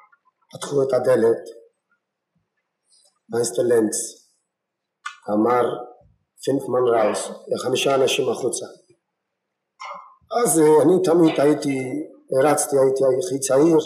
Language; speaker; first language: Hebrew; non-native, fluent; Yiddish